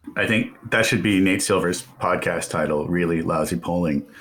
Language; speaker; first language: English; native; English